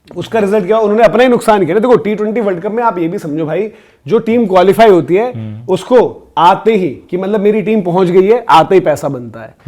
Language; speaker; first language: Hindi; native; Hindi